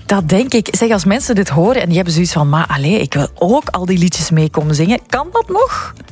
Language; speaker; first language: Dutch; native; Dutch